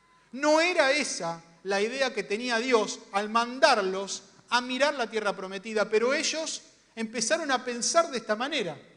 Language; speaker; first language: Spanish; native; Spanish